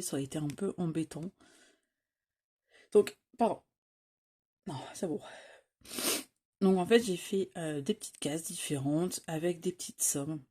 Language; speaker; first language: French; native; French